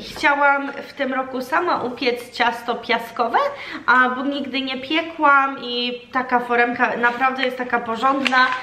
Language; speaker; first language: Polish; early bilingual, heritage; Polish